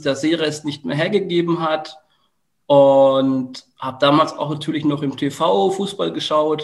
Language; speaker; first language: German; native; German